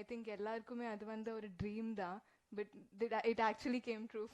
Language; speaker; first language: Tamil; non-native, learner; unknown